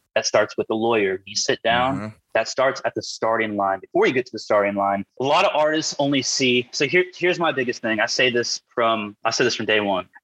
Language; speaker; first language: English; native; English